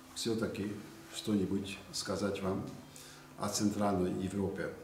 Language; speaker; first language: Russian; non-native, fluent; Hungarian